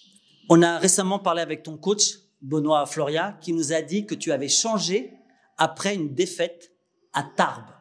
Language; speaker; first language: French; native; French